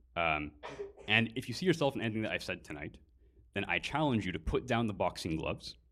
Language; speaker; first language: English; native; English